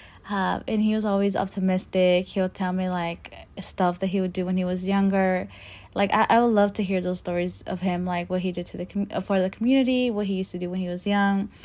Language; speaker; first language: English; early bilingual, other home language; Spanish